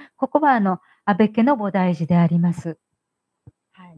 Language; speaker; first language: Japanese; native; Japanese